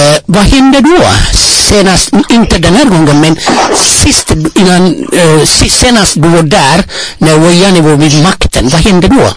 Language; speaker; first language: Swedish; non-native, fluent; Amharic